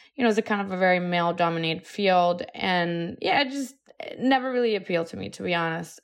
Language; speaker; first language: English; non-native, fluent; Spanish